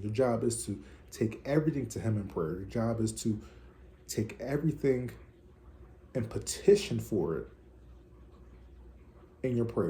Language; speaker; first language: English; native; English